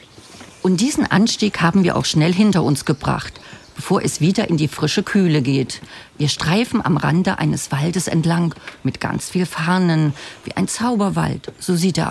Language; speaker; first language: German; native; German